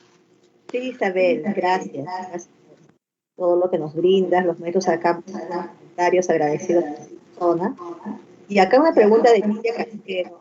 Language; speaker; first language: Spanish; native; Spanish